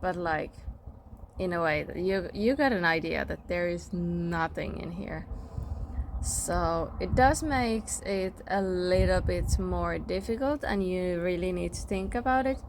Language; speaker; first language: English; non-native, fluent; Finnish